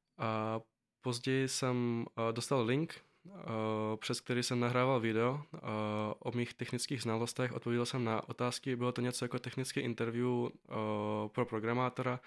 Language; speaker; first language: Czech; non-native, fluent; Azerbaijani